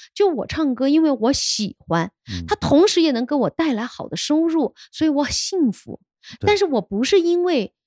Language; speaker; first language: Chinese; native; Chinese